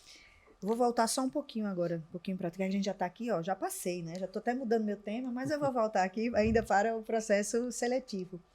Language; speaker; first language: Portuguese; native; Portuguese